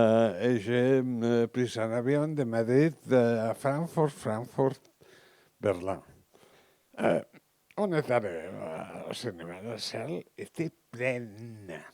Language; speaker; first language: French; non-native, learner; Catalan